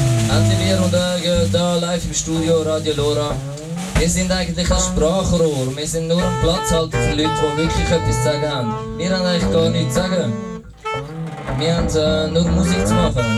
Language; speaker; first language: German; native; German